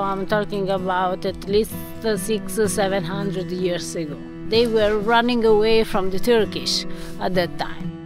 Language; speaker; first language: English; non-native, fluent; Italian